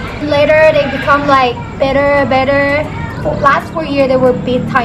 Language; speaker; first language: English; non-native, learner; Thai